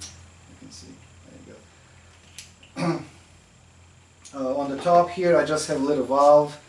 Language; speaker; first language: English; non-native, fluent; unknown